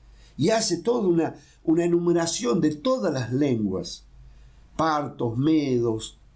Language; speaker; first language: Spanish; native; Spanish